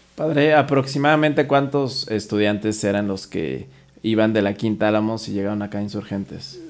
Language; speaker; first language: Spanish; native; Spanish